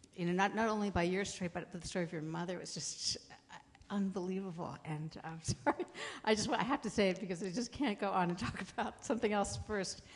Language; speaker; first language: English; native; English